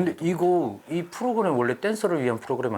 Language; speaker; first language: Korean; native; Korean